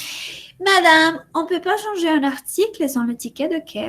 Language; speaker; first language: French; non-native, fluent; Spanish